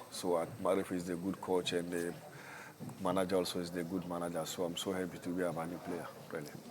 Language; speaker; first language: English; non-native, learner; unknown